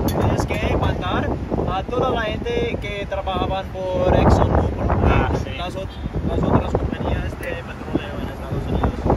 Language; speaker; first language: Spanish; non-native, learner; English